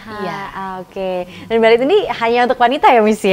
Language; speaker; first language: Indonesian; native; Indonesian